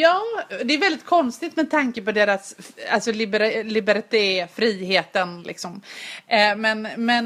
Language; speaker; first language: Swedish; native; Swedish